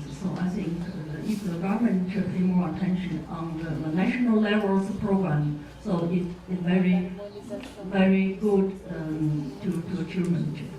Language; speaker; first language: English; non-native, fluent; Chinese